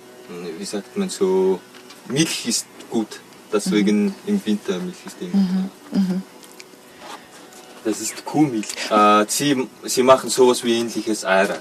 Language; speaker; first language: German; non-native, learner; Mongolian